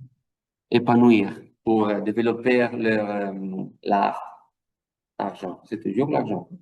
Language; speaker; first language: French; non-native, fluent; Italian